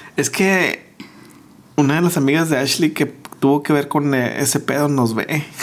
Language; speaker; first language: Spanish; early bilingual, heritage; Spanish